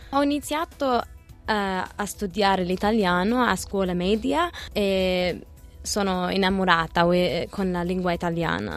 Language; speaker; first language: Italian; non-native, learner; Arabic